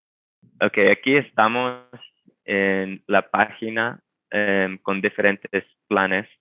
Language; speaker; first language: Spanish; non-native, fluent; English